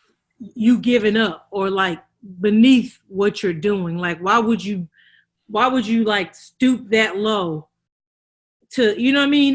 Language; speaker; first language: English; native; English